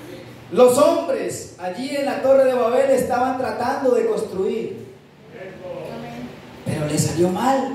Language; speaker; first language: Spanish; native; Spanish